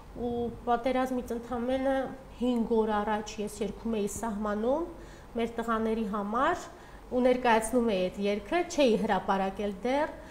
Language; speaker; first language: Armenian; early bilingual, heritage; Armenian